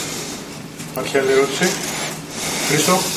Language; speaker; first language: Greek; native; Greek